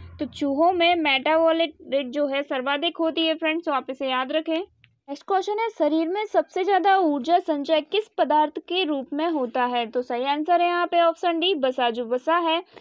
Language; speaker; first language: Hindi; native; Hindi